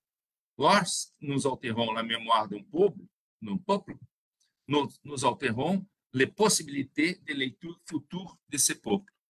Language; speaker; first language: French; non-native, fluent; Portuguese